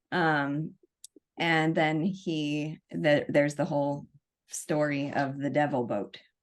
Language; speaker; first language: English; native; English